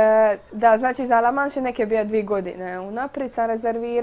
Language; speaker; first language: Croatian; native; Croatian